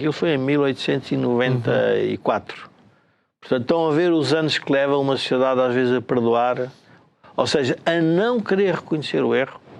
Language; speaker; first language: Portuguese; native; Portuguese